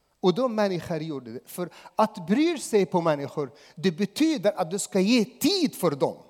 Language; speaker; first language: Swedish; non-native, fluent; Arabic